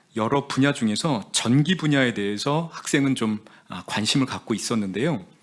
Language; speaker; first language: Korean; native; Korean